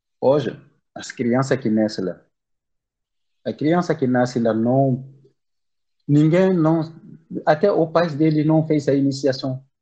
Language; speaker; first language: Portuguese; non-native, learner; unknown